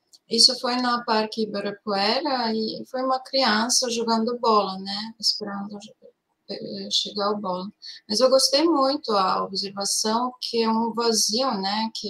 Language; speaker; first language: Portuguese; non-native, fluent; Serbian